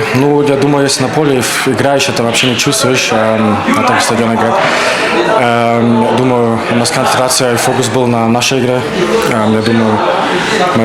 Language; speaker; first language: Russian; non-native, learner; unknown